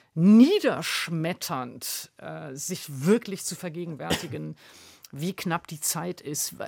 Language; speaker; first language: German; native; German